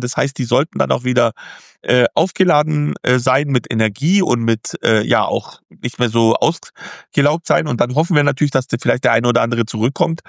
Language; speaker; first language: German; native; German